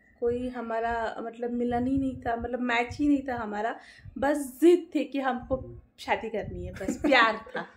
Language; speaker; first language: Hindi; non-native, local second language; Gujarati